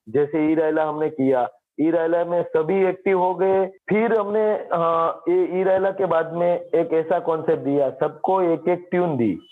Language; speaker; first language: Hindi; non-native, local second language; Gujarati